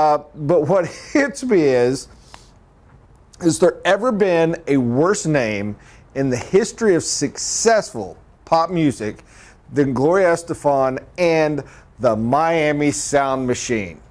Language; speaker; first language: English; native; English